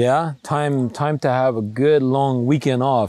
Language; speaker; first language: English; native; English